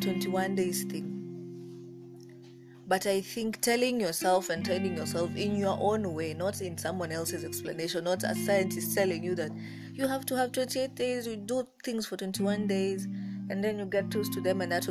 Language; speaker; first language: English; non-native, local second language; Kikuyu